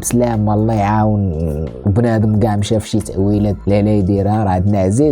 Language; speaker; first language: Arabic; native; Arabic